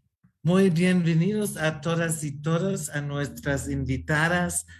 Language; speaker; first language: Spanish; non-native, fluent; German